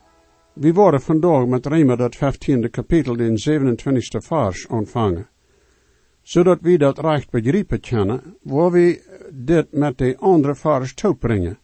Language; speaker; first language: German; non-native, learner; Dutch